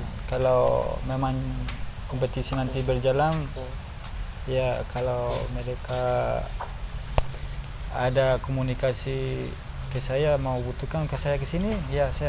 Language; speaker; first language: Indonesian; non-native, learner; Spanish